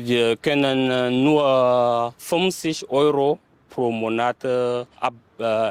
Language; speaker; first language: German; non-native, learner; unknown